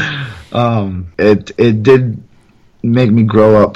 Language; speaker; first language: English; native; English